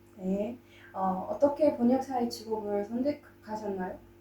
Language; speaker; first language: Korean; non-native, learner; Kyrgyz